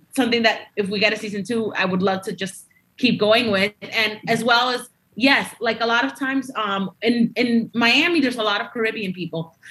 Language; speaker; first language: English; early bilingual, other home language; Spanish